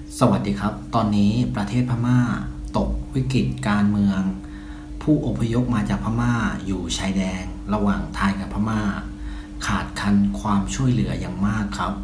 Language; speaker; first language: Thai; non-native, fluent; Burmese